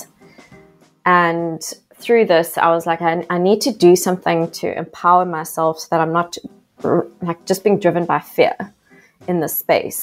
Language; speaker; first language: English; native; English